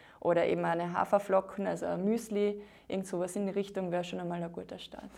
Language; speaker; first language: German; native; German